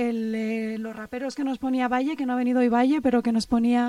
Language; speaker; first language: Spanish; native; Spanish